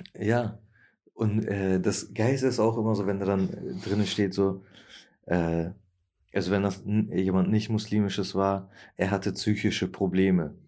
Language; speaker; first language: German; early bilingual, other home language; Turkish